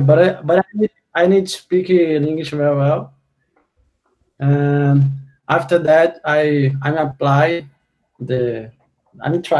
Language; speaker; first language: English; non-native, learner; Portuguese